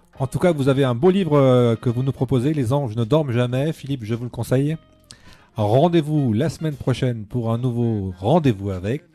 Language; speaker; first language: French; native; French